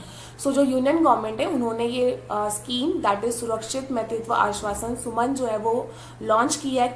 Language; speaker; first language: Hindi; native; Hindi